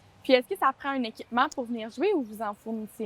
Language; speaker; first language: French; native; French